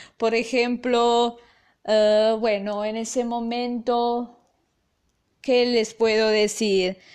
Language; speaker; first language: Spanish; non-native, fluent; Italian